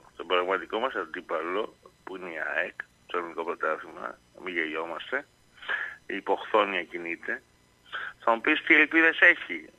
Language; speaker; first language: Greek; native; Greek